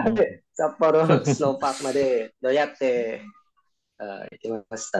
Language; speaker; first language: Japanese; non-native, learner; Indonesian